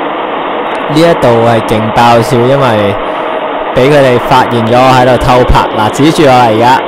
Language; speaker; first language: Cantonese; native; Cantonese